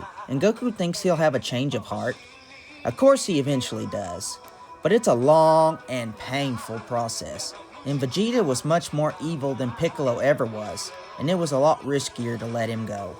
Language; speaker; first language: English; native; English